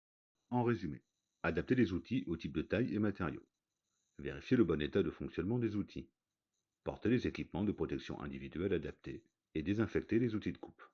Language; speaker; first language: French; native; French